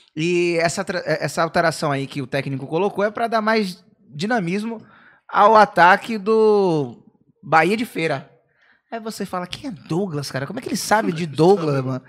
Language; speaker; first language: Portuguese; native; Portuguese